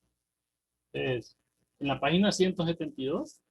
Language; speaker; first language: Spanish; native; Spanish